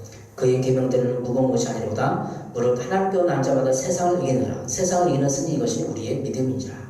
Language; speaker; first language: Korean; native; Korean